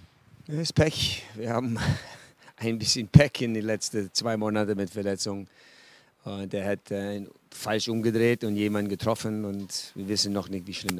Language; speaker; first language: German; non-native, fluent; English